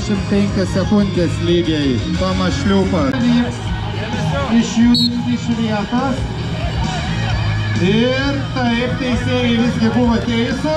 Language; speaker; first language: Lithuanian; native; Lithuanian